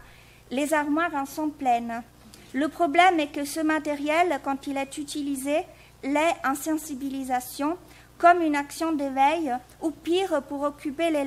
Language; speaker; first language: French; native; French